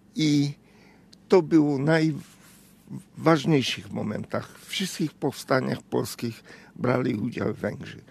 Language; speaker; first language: Polish; non-native, fluent; Hungarian